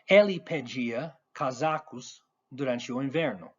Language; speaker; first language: Portuguese; non-native, fluent; English